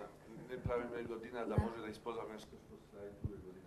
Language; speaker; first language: Bulgarian; non-native, learner; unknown